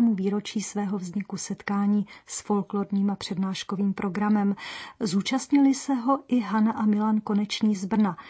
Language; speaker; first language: Czech; native; Czech